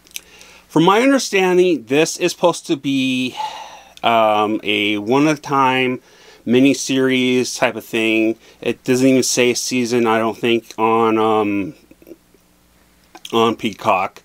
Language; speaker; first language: English; native; English